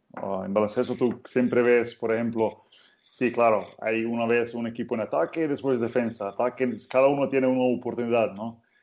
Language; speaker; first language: Spanish; non-native, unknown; Slovenian